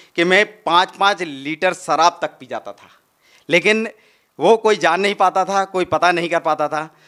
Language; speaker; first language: Hindi; native; Hindi